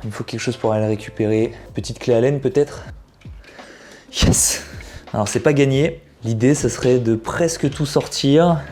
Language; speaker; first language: French; native; French